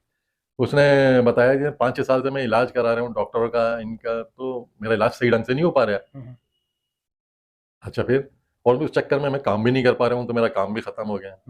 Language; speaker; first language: Hindi; native; Hindi